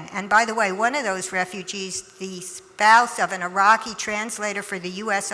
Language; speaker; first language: English; native; English